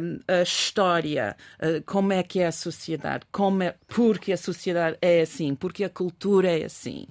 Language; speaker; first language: Portuguese; non-native, fluent; English